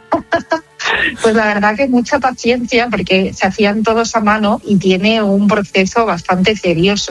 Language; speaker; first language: Spanish; native; Spanish